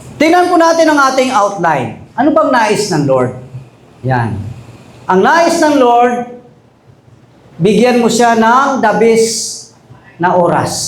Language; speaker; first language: Filipino; non-native, local second language; Aklanon